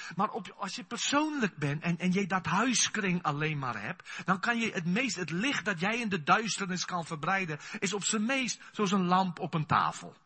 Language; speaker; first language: Dutch; non-native, fluent; Afrikaans